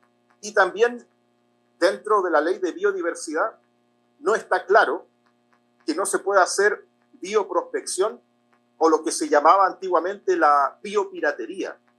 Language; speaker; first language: Spanish; native; Spanish